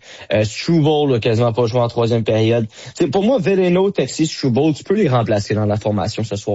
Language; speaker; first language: French; native; French